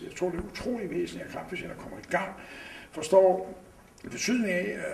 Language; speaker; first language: Danish; native; Danish